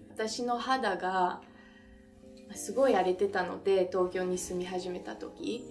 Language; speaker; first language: Japanese; early bilingual, other home language; French